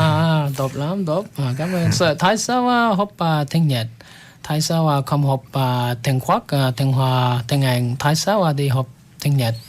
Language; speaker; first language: Vietnamese; non-native, learner; English